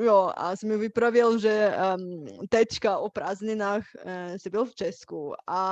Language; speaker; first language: Czech; non-native, fluent; Bulgarian